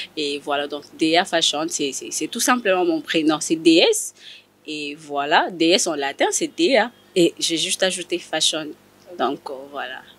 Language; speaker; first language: French; non-native, local second language; Lingala